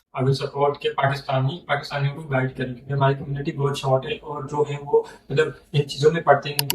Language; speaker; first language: Urdu; non-native, local second language; Northern Hindko